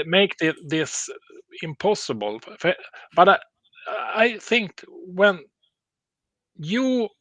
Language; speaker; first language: English; non-native, learner; Swedish